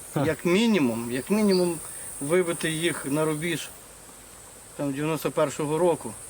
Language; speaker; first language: Ukrainian; native; Ukrainian